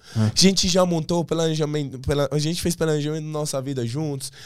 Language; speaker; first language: Portuguese; non-native, fluent; Persian